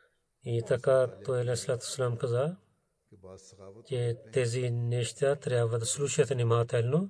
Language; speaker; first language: Bulgarian; non-native, learner; Urdu